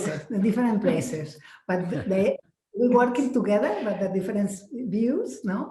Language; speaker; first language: English; non-native, learner; Spanish